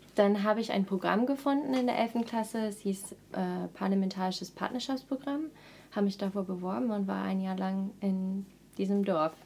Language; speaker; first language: German; non-native, fluent; English